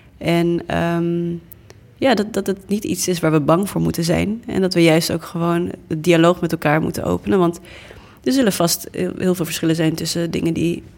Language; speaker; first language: Dutch; early bilingual, other home language; English